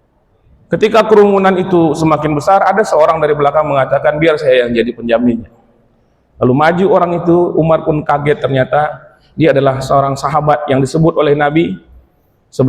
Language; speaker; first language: Indonesian; native; Indonesian